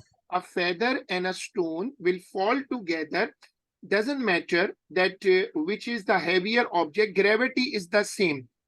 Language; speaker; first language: English; non-native, local second language; Urdu